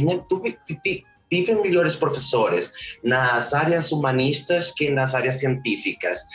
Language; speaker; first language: Portuguese; early bilingual, heritage; Spanish